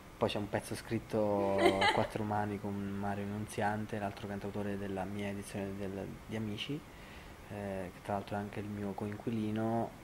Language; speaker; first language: Italian; native; Italian